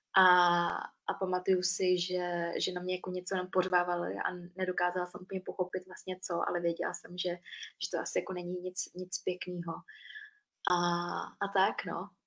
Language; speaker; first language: Czech; early bilingual, other home language; Vietnamese